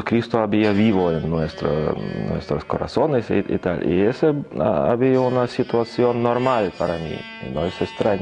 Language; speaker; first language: Spanish; non-native, learner; Russian